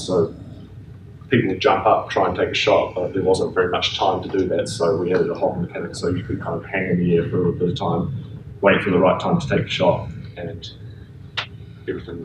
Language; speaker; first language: English; native; English